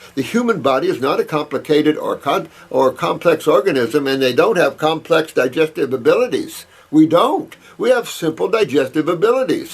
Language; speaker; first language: English; native; English